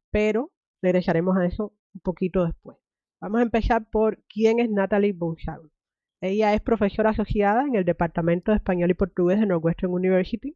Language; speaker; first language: Spanish; native; Spanish